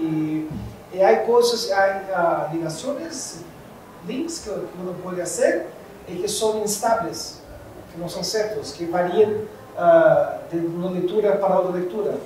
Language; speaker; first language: Spanish; non-native, fluent; Portuguese